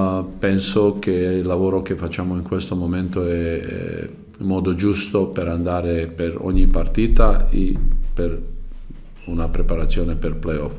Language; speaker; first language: Italian; non-native, learner; Croatian